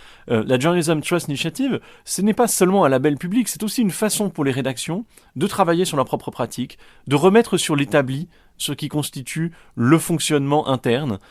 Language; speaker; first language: French; native; French